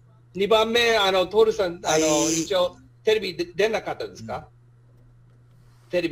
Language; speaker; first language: Japanese; non-native, fluent; English